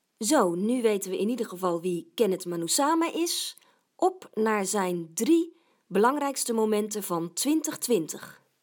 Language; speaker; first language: Dutch; native; Dutch